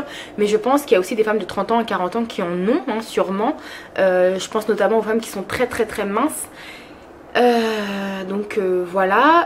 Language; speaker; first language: French; early bilingual, other home language; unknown